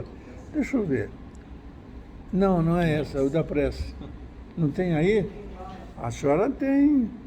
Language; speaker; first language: Portuguese; native; Portuguese